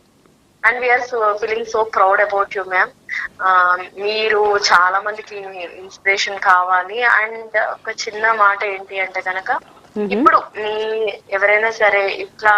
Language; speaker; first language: Telugu; native; Telugu